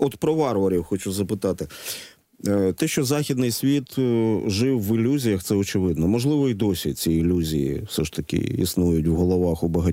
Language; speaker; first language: Ukrainian; native; Ukrainian